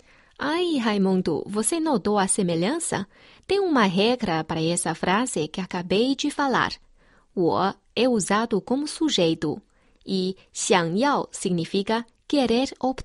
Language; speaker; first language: Portuguese; non-native, fluent; Chinese